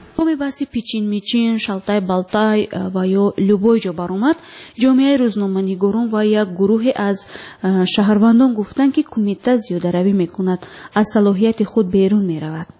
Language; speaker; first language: Persian; native; Persian